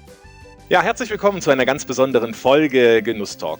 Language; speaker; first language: German; native; German